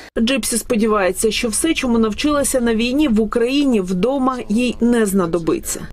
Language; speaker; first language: Ukrainian; native; Ukrainian